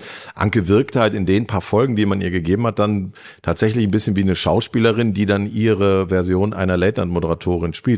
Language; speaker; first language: German; native; German